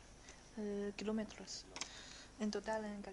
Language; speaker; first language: Spanish; non-native, fluent; Chinese